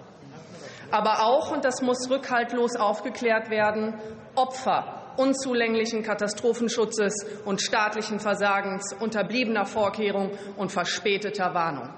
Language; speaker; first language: German; native; German